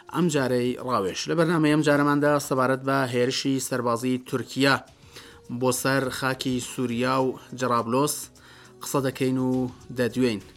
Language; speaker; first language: Central Kurdish; native; Central Kurdish